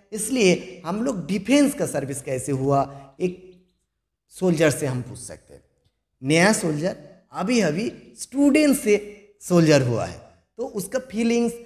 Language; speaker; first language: Hindi; non-native, local second language; Bangla